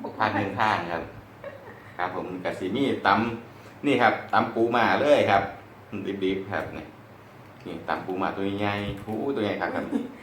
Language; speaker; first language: Thai; native; Thai